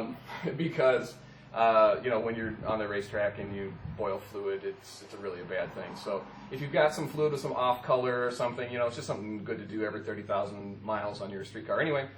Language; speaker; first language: English; native; English